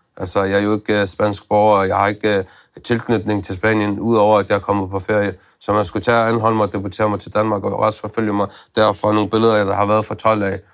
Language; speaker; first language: Danish; early bilingual, other home language; Arabic